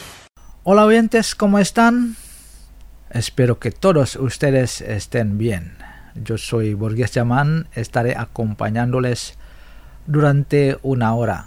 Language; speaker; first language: Spanish; non-native, fluent; Indonesian